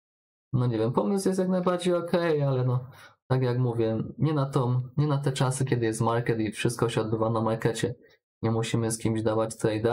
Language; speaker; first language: Polish; native; Polish